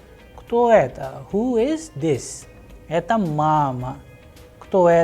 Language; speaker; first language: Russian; non-native, fluent; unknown